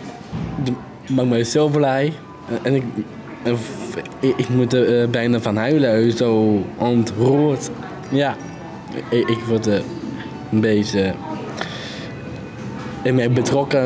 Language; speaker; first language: Dutch; non-native, learner; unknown